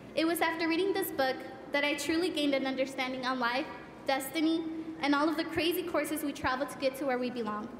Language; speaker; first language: English; early bilingual, other home language; Spanish